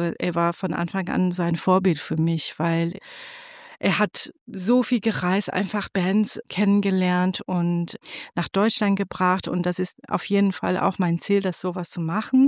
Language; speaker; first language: German; non-native, fluent; Persian